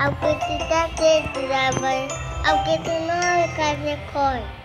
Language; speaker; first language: Portuguese; native; Portuguese